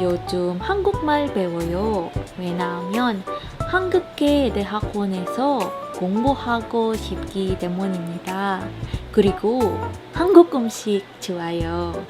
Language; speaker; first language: Korean; non-native, learner; Filipino